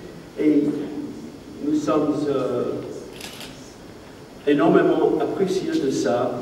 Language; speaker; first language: French; non-native, learner; English